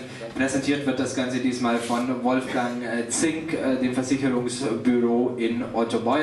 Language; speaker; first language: German; native; German